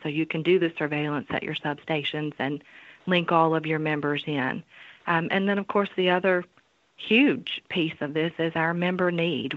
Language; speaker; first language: English; native; English